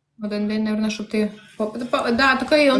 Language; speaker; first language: Russian; native; Russian